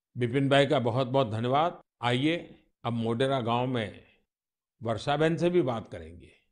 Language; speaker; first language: Hindi; non-native, local second language; Gujarati